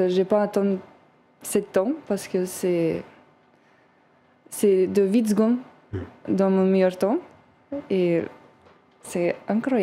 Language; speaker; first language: French; non-native, learner; Russian